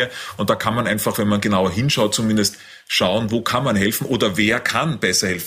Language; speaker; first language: German; native; German